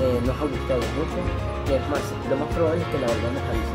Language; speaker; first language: Spanish; native; Spanish